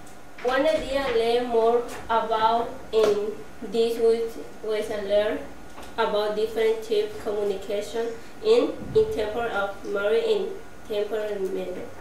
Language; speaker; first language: English; non-native, learner; Spanish